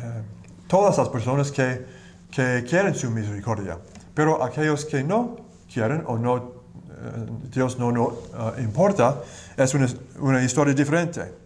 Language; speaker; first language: Spanish; non-native, learner; English